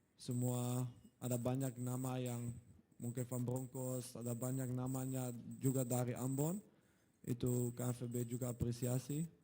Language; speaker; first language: Indonesian; non-native, fluent; Dutch